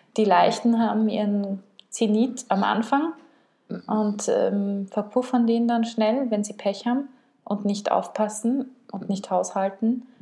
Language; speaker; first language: German; native; German